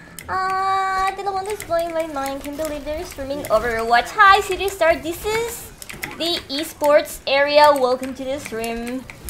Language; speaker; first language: English; non-native, learner; Spanish